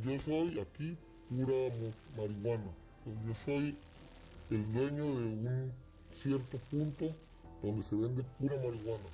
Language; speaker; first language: Spanish; native; Spanish